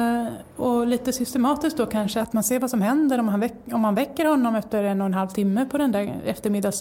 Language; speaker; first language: Swedish; native; Swedish